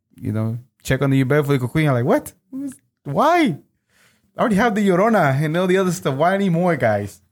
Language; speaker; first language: English; early bilingual, other home language; Spanish